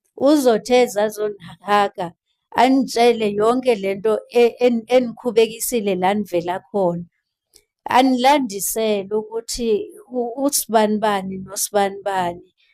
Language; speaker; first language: Zulu; non-native, local second language; Xhosa